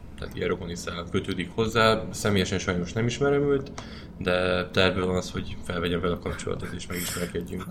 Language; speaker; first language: Hungarian; native; Hungarian